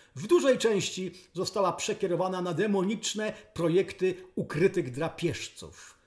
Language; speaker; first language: Polish; native; Polish